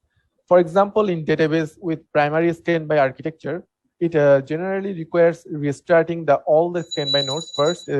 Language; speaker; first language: English; non-native, local second language; Bangla